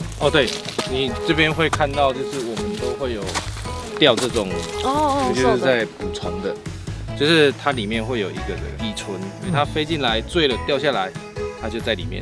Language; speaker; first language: Chinese; native; Chinese